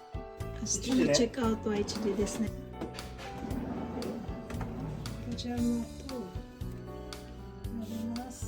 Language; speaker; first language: Japanese; non-native, fluent; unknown